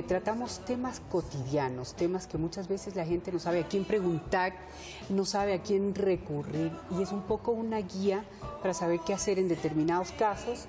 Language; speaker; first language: Spanish; early bilingual, heritage; Spanish